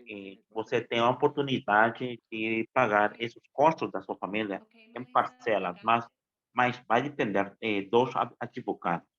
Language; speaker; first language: Portuguese; non-native, fluent; Spanish